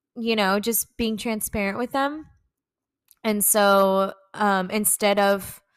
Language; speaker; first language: English; native; English